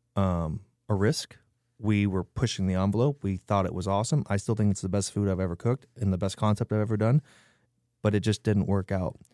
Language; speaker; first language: English; native; English